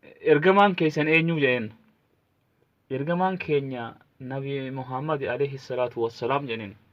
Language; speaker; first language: Oromo; native; Oromo